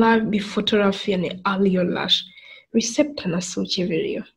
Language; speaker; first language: Turkish; non-native, learner; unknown